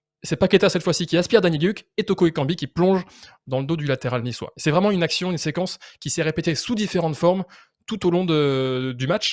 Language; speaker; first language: French; native; French